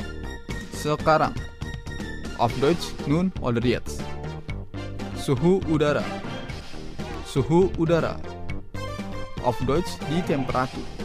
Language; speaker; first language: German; non-native, fluent; Indonesian